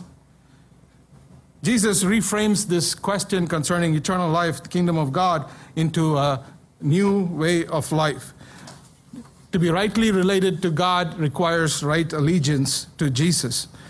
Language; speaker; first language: English; non-native, local second language; Malayalam